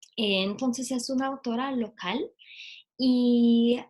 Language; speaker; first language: Spanish; non-native, fluent; English